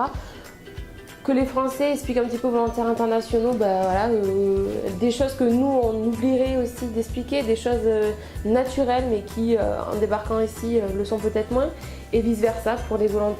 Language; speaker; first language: French; native; French